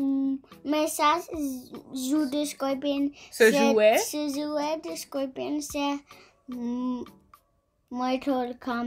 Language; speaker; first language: French; non-native, learner; English